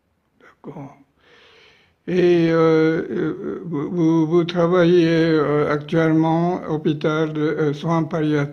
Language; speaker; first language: French; non-native, fluent; Japanese